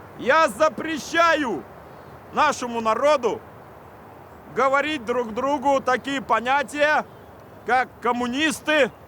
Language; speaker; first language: Russian; native; Russian